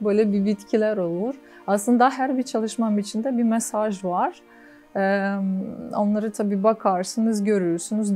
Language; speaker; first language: Turkish; non-native, fluent; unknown